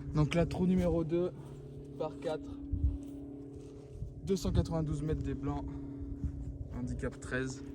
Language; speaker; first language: French; native; French